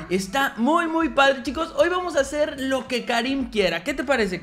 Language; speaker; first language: Spanish; native; Spanish